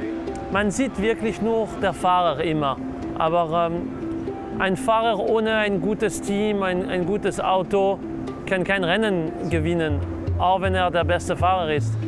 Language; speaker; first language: German; non-native, local second language; French